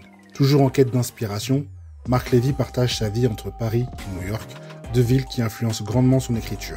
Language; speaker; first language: French; native; French